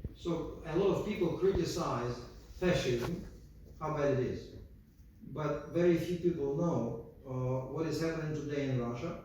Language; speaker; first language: English; non-native, fluent; Ukrainian